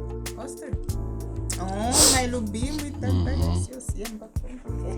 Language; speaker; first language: Russian; non-native, learner; English